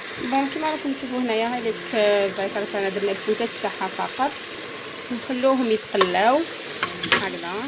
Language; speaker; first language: Arabic; native; Arabic